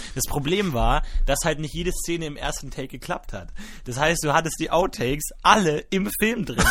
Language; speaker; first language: German; native; German